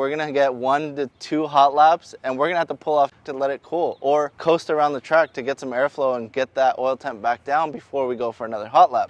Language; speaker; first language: English; native; English